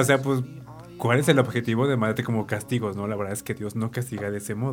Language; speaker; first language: Spanish; native; Spanish